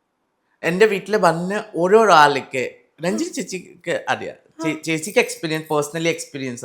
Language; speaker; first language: Malayalam; non-native, learner; Assamese